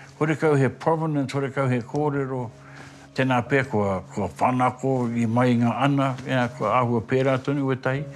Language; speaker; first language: Māori; native; Māori